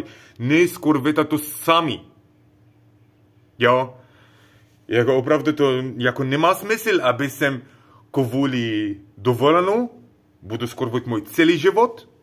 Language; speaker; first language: Czech; non-native, learner; Arabic